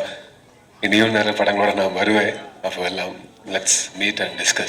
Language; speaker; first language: Tamil; non-native, learner; Malayalam